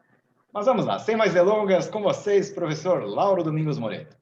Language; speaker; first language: Portuguese; native; Portuguese